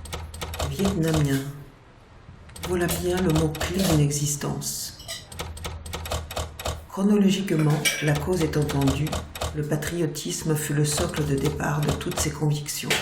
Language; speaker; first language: French; native; French